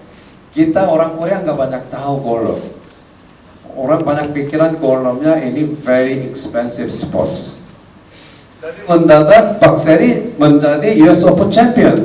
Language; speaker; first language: Indonesian; non-native, fluent; Korean